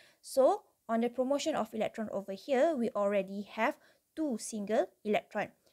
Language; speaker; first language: English; non-native, local second language; Malay